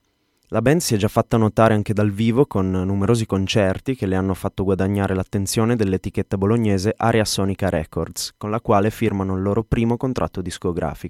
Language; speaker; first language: Italian; native; Italian